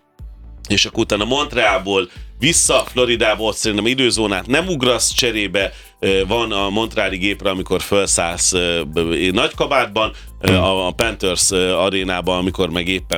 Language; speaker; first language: Hungarian; native; Hungarian